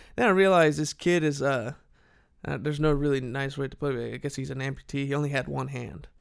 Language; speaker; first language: English; non-native, fluent; Spanish